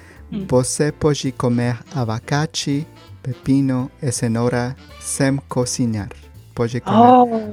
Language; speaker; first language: Portuguese; non-native, learner; Spanish